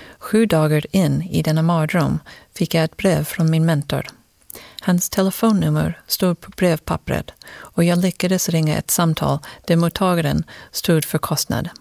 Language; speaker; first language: Swedish; non-native, fluent; English